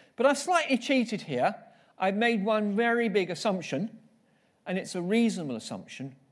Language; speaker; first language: English; native; English